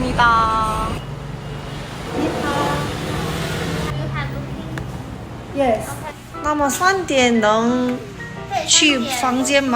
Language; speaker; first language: Chinese; non-native, learner; Korean